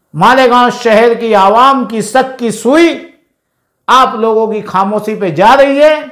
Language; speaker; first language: Hindi; non-native, local second language; Urdu